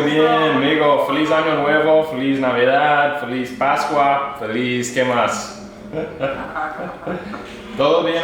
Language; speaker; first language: Spanish; non-native, learner; English